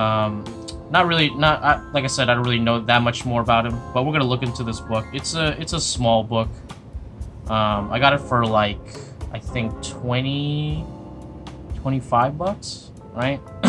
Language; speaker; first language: English; native; English